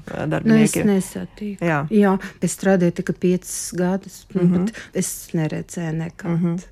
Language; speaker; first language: Latvian; non-native, local second language; Russian